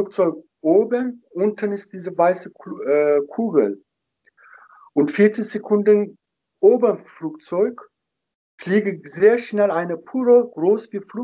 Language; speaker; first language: German; non-native, learner; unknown